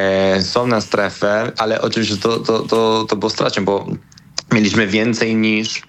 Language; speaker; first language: Polish; non-native, learner; Spanish